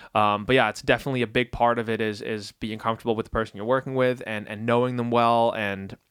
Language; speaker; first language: English; early bilingual, other home language; Dutch